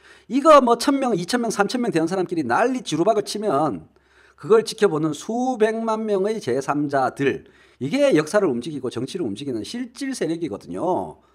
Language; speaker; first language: Korean; native; Korean